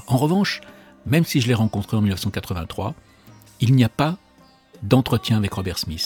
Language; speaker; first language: French; native; French